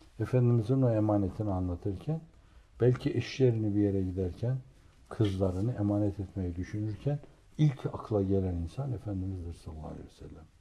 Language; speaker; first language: Turkish; native; Turkish